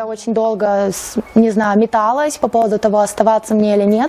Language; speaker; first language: Russian; native; Russian